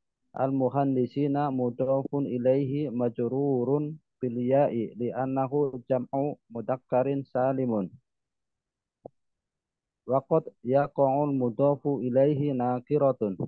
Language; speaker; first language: Arabic; non-native, learner; Indonesian